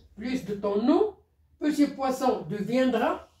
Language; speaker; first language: French; non-native, local second language; Arabic